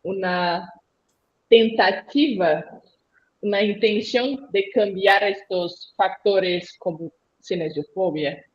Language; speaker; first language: Spanish; non-native, learner; Portuguese